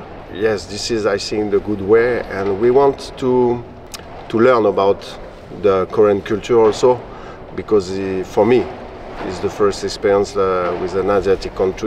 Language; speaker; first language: English; non-native, fluent; French